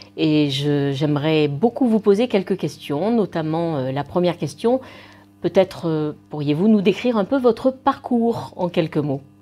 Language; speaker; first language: French; native; French